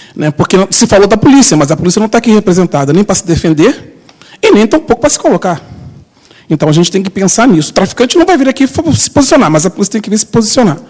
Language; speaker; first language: Portuguese; native; Portuguese